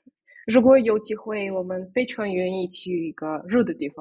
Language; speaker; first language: Chinese; non-native, fluent; Russian